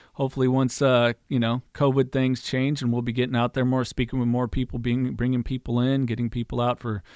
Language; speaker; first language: English; native; English